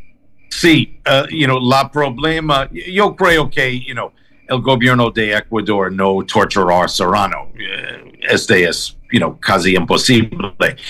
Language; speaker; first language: Spanish; non-native, learner; English